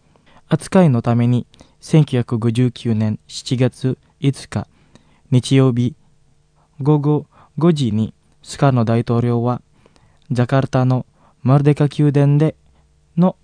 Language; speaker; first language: Japanese; non-native, fluent; Indonesian